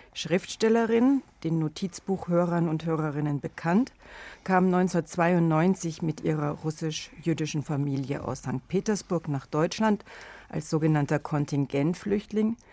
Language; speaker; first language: German; native; German